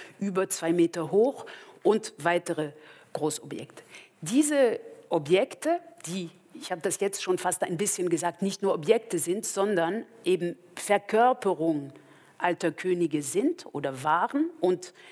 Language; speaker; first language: German; non-native, fluent; French